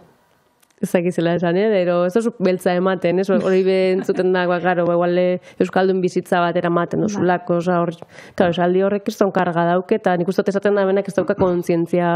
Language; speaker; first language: Basque; native; Basque